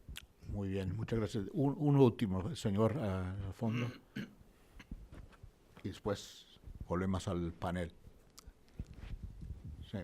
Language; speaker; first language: Spanish; non-native, fluent; English